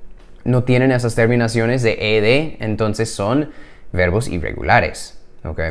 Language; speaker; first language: Spanish; non-native, fluent; English